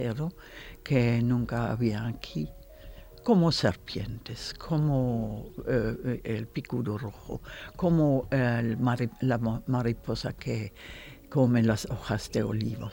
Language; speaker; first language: Spanish; non-native, learner; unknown